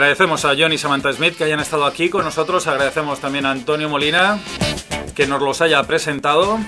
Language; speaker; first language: Spanish; native; Spanish